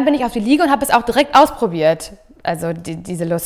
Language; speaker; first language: German; native; German